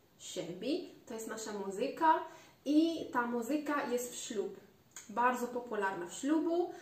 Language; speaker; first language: Polish; non-native, learner; Arabic